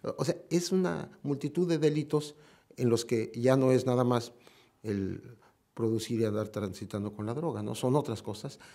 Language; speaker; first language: Spanish; native; Spanish